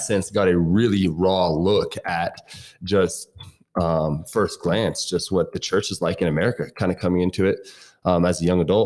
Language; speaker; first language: English; native; English